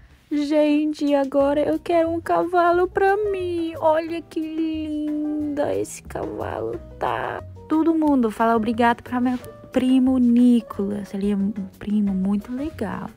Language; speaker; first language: Portuguese; early bilingual, heritage; English